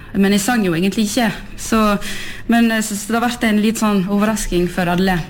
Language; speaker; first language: Norwegian; early bilingual, heritage; French